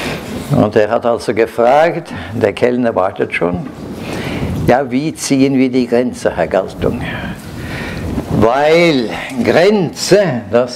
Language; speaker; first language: German; non-native, fluent; Norwegian